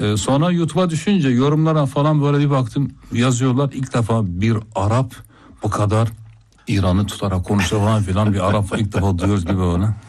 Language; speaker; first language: Turkish; native; Turkish